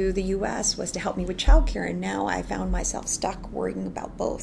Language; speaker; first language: English; non-native, local second language; Filipino